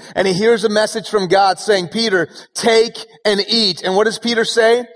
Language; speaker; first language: English; early bilingual, other home language; Persian